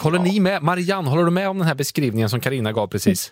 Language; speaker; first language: Swedish; native; Swedish